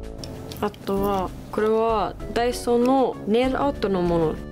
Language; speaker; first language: Japanese; non-native, learner; English